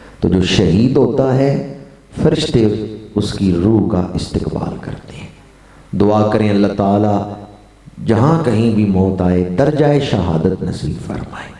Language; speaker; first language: Urdu; non-native, local second language; Punjabi